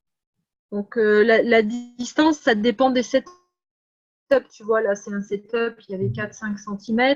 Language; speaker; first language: French; native; French